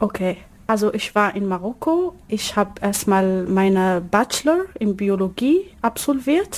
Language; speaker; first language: German; non-native, learner; Arabic